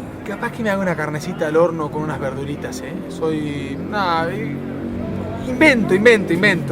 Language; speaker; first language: Spanish; native; Spanish